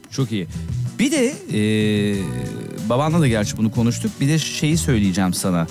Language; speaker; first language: Turkish; native; Turkish